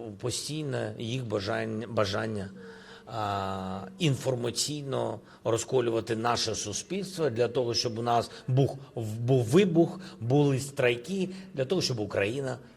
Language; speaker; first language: Ukrainian; non-native, local second language; Russian